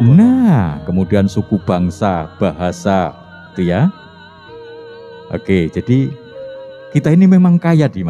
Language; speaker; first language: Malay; non-native, local second language; Javanese